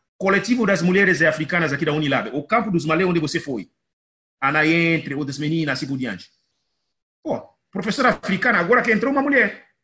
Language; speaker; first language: Portuguese; non-native, fluent; Lingala